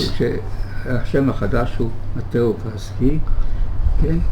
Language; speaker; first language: Hebrew; early bilingual, other home language; German